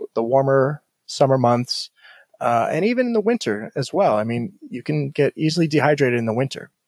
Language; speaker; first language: English; native; English